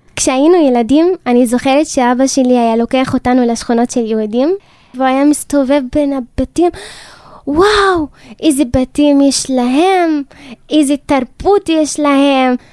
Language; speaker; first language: Hebrew; non-native, local second language; Arabic